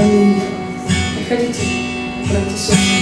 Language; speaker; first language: Russian; native; Russian